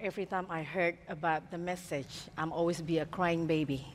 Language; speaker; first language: English; non-native, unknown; Indonesian